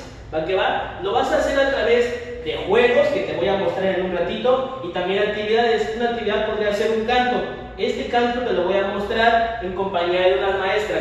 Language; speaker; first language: Spanish; native; Spanish